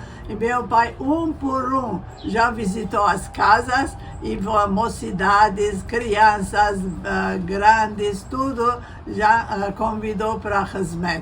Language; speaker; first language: Portuguese; non-native, learner; Armenian